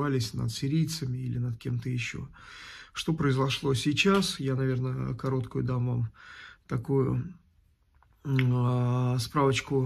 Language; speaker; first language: Russian; native; Russian